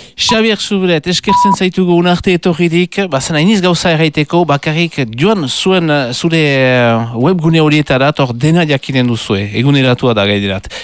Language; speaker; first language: Basque; native; Basque